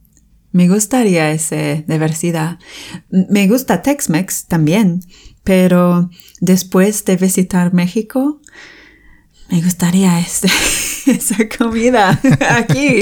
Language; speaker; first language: Spanish; non-native, fluent; English